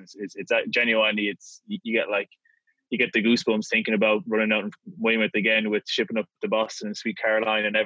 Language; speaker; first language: English; native; English